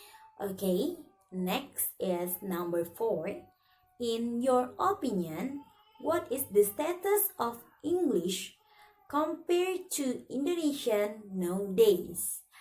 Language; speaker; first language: English; non-native, learner; Indonesian